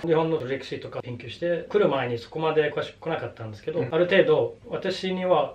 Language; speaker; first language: Japanese; non-native, fluent; Arabic